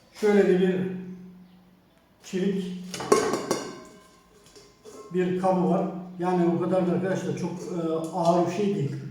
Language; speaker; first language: Turkish; native; Turkish